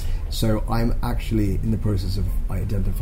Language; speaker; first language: English; non-native, local second language; Cantonese